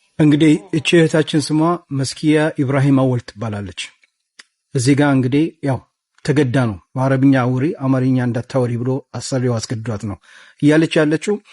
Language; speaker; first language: Amharic; native; Amharic